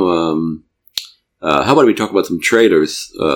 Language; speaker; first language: English; non-native, fluent; German